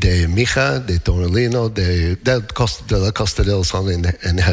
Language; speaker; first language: Spanish; non-native, learner; English